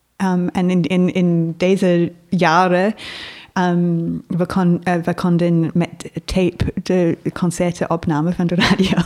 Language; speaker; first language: Dutch; non-native, fluent; English